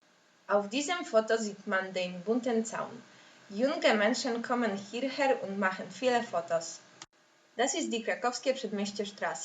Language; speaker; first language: German; non-native, learner; Polish